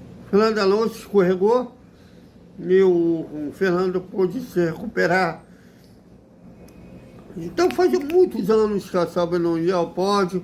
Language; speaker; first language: Portuguese; native; Portuguese